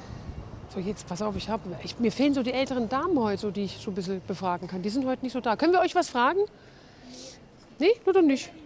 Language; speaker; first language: German; native; German